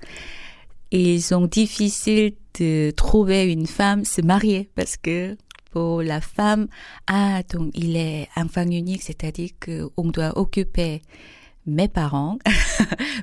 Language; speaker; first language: French; non-native, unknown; Korean